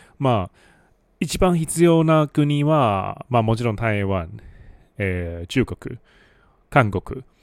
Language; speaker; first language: Japanese; non-native, fluent; Chinese